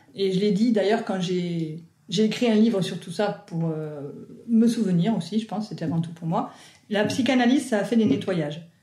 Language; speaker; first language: French; native; French